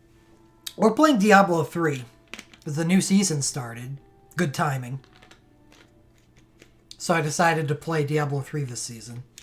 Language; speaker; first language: English; native; English